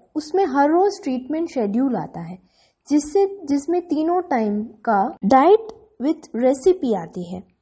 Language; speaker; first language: Hindi; non-native, local second language; Gujarati